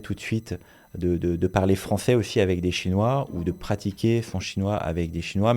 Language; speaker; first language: French; native; French